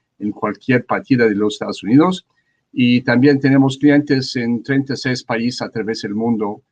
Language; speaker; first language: Spanish; non-native, learner; French